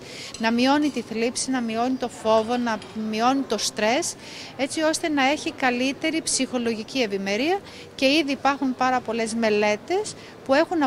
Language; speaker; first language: Greek; native; Greek